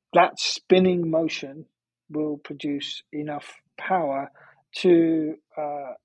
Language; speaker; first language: English; native; English